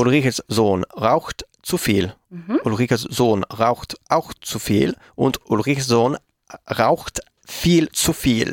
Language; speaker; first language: German; non-native, fluent; Spanish